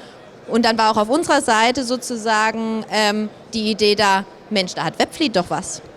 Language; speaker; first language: German; native; German